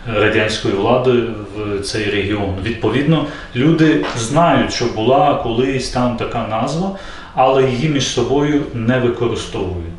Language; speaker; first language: Ukrainian; non-native, local second language; Gagauz